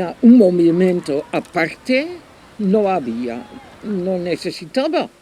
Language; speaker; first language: Spanish; non-native, fluent; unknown